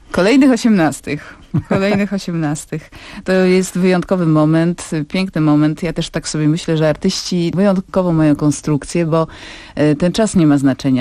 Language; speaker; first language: Polish; native; Polish